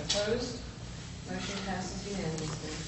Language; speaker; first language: English; native; English